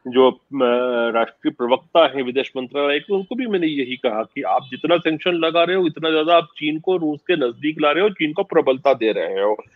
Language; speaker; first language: Hindi; native; Hindi